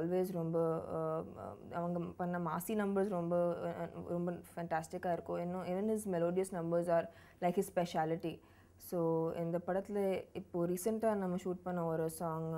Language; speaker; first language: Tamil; non-native, learner; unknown